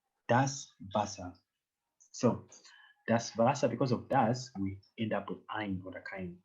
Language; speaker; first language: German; non-native, fluent; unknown